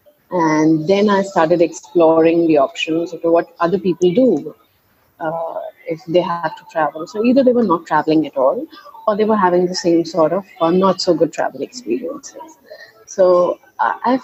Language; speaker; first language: English; non-native, local second language; Hindi